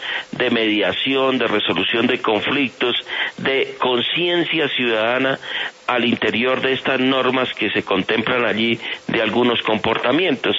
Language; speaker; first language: Spanish; native; Spanish